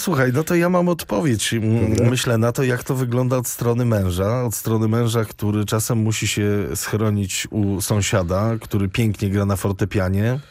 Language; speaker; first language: Polish; native; Polish